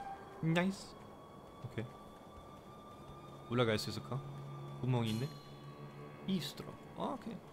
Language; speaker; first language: Korean; non-native, fluent; German